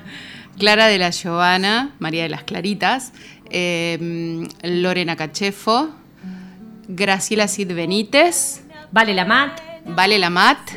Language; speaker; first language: Spanish; native; Spanish